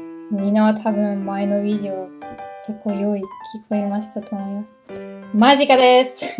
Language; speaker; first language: Japanese; non-native, learner; German